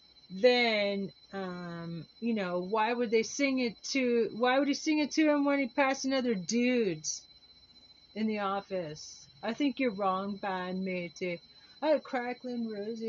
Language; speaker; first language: English; native; English